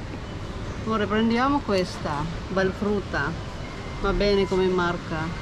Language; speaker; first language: Italian; non-native, fluent; Filipino